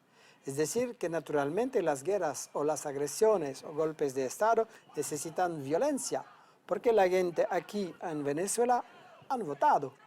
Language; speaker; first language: Spanish; non-native, fluent; French